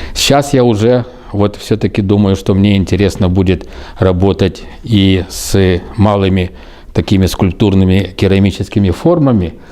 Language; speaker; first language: Russian; non-native, local second language; Ukrainian